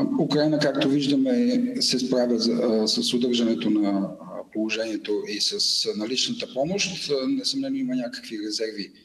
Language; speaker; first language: Bulgarian; native; Bulgarian